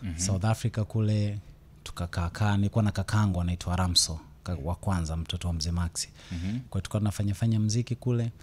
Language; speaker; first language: Swahili; native; Swahili